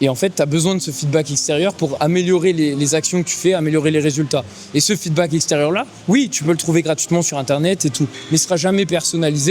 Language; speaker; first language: French; native; French